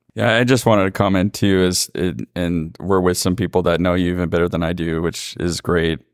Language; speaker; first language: English; native; English